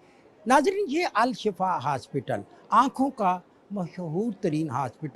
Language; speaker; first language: Urdu; native; Urdu